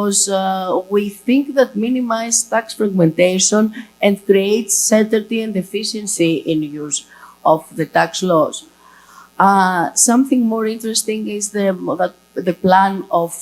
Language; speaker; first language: English; non-native, fluent; Greek